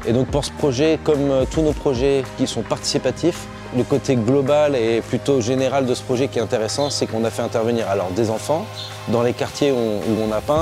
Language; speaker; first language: French; native; French